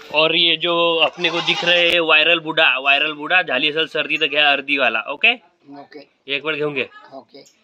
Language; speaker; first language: Hindi; non-native, local second language; Marathi